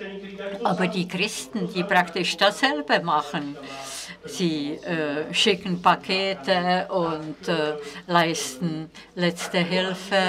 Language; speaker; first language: German; non-native, fluent; Czech